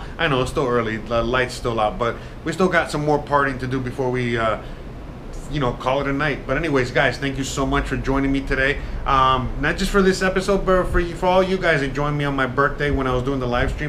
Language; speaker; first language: English; native; English